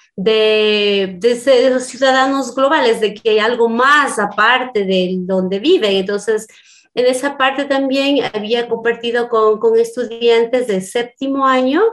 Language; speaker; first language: Spanish; non-native, local second language; Quechua